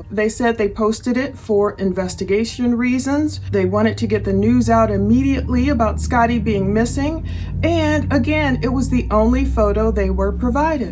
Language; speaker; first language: English; native; English